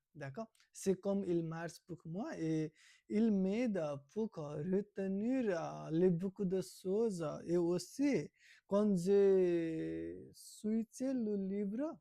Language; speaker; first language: French; non-native, learner; Nepali